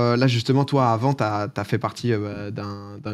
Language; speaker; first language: French; native; French